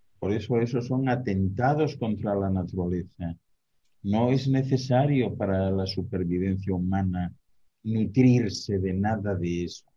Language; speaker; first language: Spanish; native; Spanish